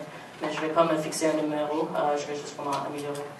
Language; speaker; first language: French; non-native, local second language; English